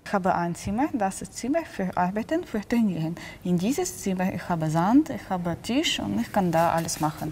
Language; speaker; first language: German; non-native, learner; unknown